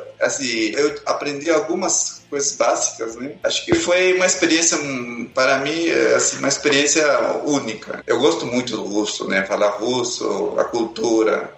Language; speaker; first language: Portuguese; non-native, fluent; Spanish